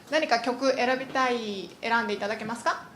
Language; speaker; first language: Japanese; native; Japanese